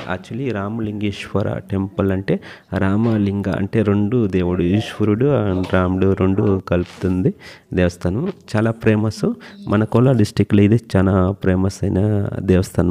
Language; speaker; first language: Telugu; native; Telugu